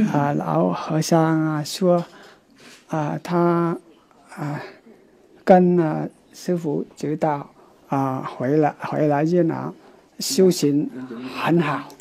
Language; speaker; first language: Chinese; non-native, local second language; Vietnamese